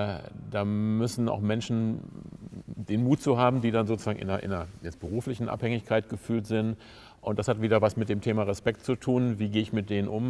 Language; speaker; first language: German; native; German